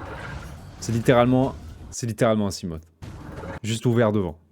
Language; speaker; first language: French; native; French